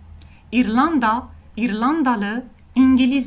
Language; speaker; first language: Turkish; non-native, learner; French